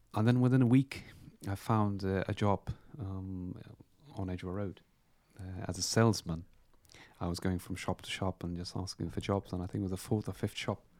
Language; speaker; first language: English; non-native, fluent; Persian